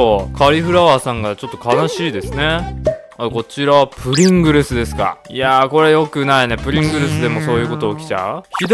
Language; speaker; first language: Japanese; native; Japanese